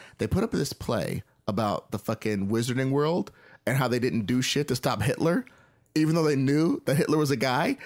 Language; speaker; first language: English; native; English